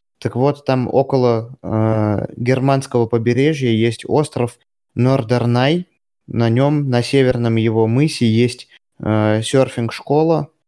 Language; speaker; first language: Russian; native; Russian